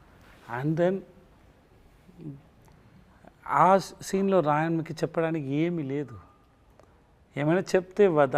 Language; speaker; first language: Telugu; non-native, local second language; Tamil